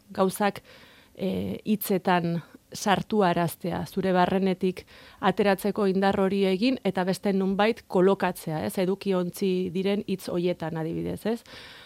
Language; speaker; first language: Basque; non-native, local second language; Spanish